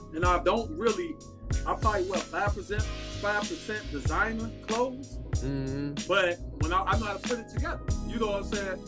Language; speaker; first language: English; native; English